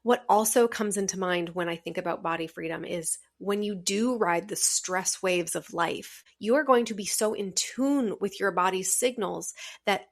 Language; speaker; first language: English; native; English